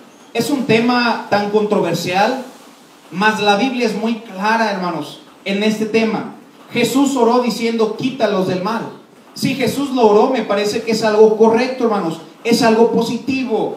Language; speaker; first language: Spanish; native; Spanish